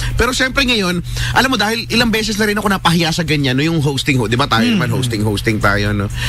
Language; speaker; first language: Filipino; native; Filipino